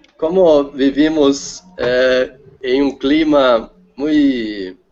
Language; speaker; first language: Spanish; non-native, learner; Portuguese